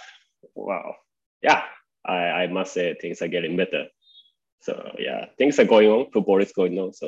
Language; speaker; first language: English; non-native, fluent; Japanese